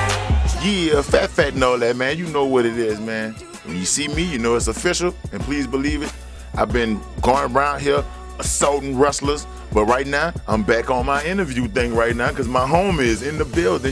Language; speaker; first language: English; native; English